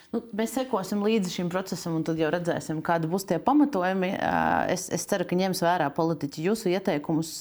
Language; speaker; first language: Latvian; native; Latvian